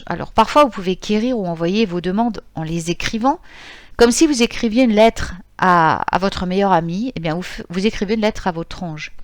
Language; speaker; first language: French; native; French